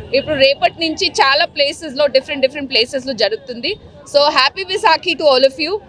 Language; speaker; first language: Telugu; non-native, local second language; Punjabi